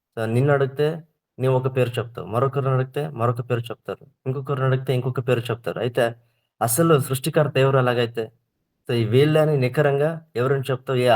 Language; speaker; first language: Telugu; non-native, local second language; Kannada